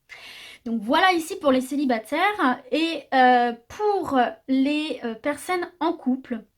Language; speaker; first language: French; native; French